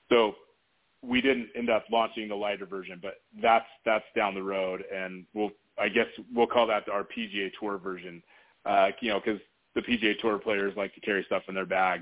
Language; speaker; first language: English; native; English